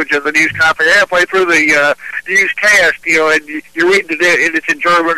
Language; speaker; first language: English; native; English